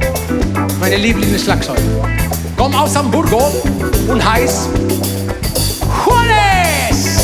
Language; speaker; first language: German; non-native, learner; Spanish